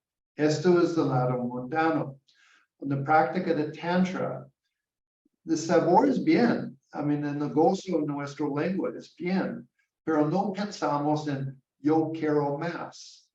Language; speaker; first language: Spanish; non-native, learner; English